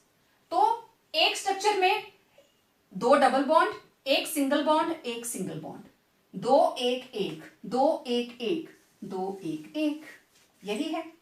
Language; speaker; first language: Hindi; native; Hindi